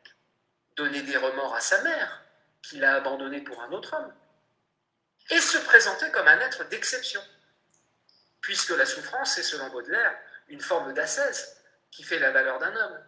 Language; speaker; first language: French; native; French